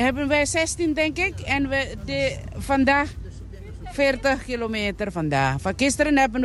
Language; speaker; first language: Dutch; non-native, learner; Indonesian